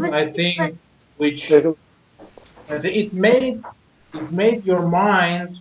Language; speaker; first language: English; non-native, learner; Persian